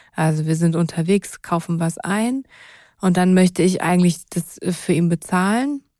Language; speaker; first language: German; native; German